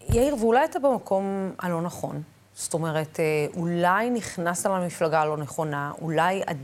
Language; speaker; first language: Hebrew; non-native, local second language; Arabic